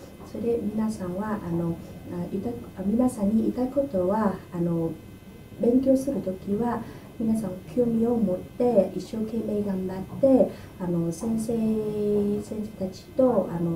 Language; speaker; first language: Japanese; non-native, learner; Vietnamese